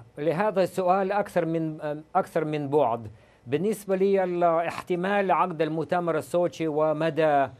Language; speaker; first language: Arabic; non-native, fluent; Russian